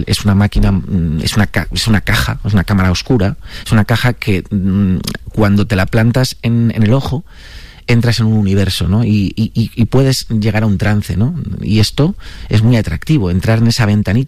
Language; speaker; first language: Spanish; native; Spanish